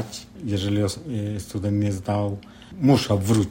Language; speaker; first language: Polish; non-native, fluent; Spanish